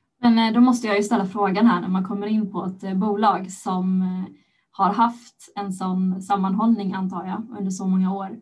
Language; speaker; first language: Swedish; native; Swedish